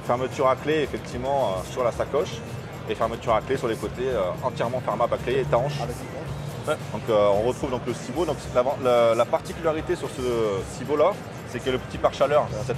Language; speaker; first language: French; native; French